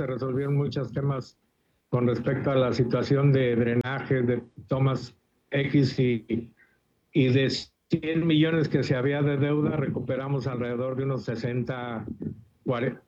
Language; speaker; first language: Spanish; native; Spanish